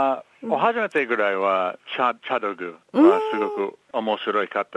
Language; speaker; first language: Japanese; non-native, learner; English